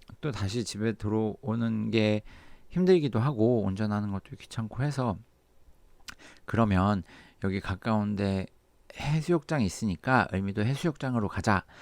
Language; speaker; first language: Korean; native; Korean